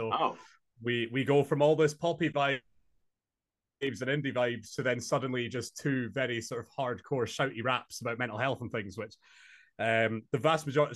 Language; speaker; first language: English; native; English